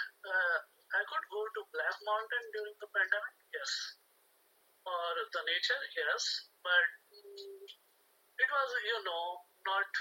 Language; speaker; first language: English; non-native, local second language; Hindi